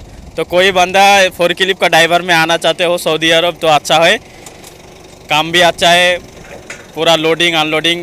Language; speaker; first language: Hindi; non-native, learner; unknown